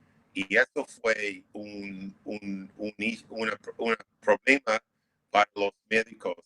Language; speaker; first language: Spanish; non-native, fluent; English